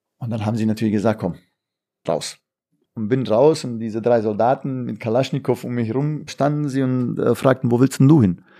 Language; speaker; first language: German; non-native, fluent; Bosnian